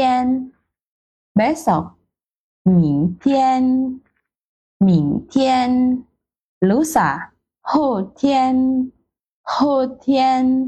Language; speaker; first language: Chinese; non-native, fluent; Indonesian